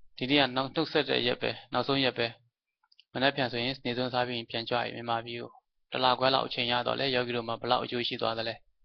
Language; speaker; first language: Burmese; native; Burmese